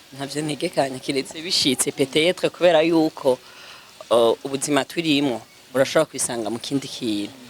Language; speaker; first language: Rundi; native; Rundi